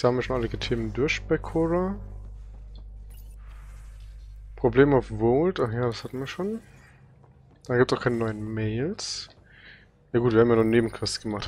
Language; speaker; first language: German; native; German